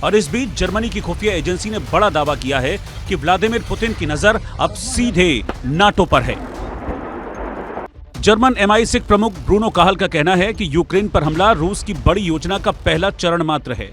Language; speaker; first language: Hindi; native; Hindi